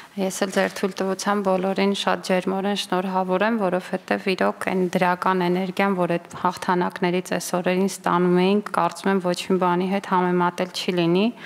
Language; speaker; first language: Armenian; native; Armenian